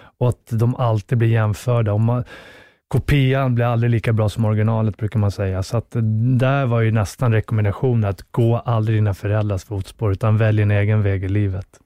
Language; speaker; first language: Swedish; native; Swedish